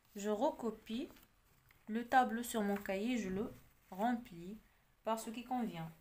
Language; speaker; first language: French; non-native, local second language; Arabic